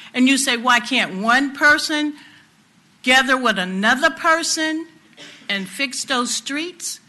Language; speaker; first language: English; native; English